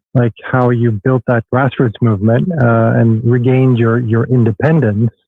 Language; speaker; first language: English; non-native, fluent; Swedish